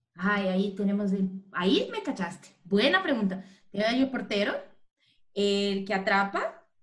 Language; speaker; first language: Spanish; non-native, fluent; Portuguese